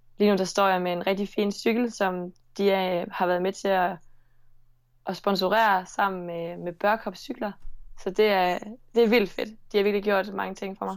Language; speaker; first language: Danish; native; Danish